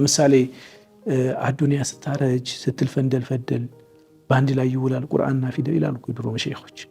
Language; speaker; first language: Amharic; native; Amharic